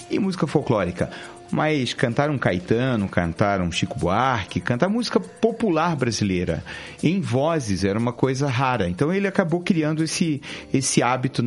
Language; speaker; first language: Portuguese; native; Portuguese